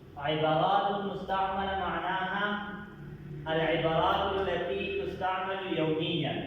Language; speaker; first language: Arabic; non-native, fluent; Pashto